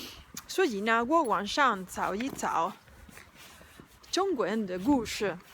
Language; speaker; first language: Chinese; non-native, learner; Spanish